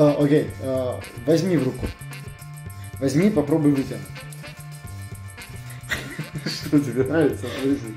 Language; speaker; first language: Russian; native; Russian